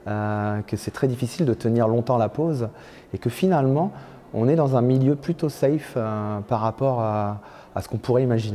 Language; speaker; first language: French; native; French